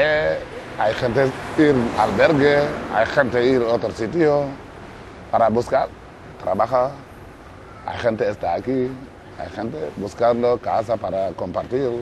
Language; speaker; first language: Spanish; non-native, learner; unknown